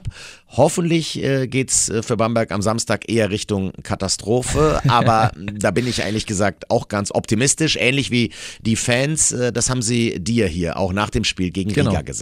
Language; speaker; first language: German; native; German